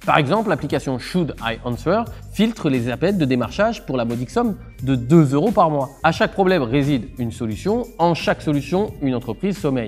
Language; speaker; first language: French; native; French